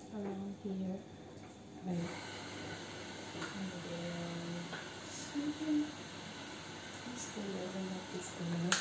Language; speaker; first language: English; non-native, local second language; Filipino